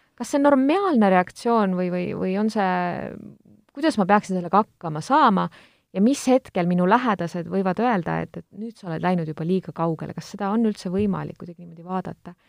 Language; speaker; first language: Estonian; native; Estonian